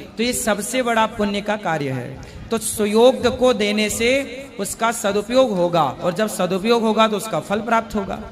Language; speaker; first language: Hindi; native; Hindi